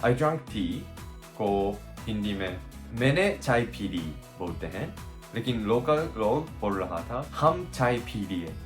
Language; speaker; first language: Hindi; non-native, learner; Japanese